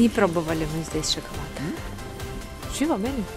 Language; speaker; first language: Italian; non-native, learner; Russian